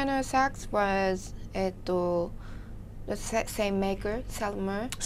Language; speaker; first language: English; non-native, learner; Japanese